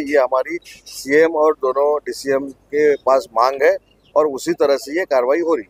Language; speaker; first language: Hindi; non-native, local second language; Marathi